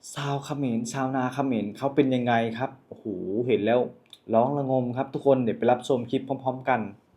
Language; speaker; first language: Thai; native; Thai